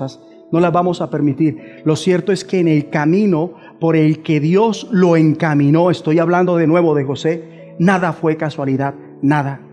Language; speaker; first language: Spanish; native; Spanish